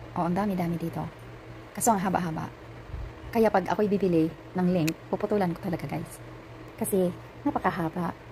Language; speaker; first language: Filipino; non-native, local second language; Cebuano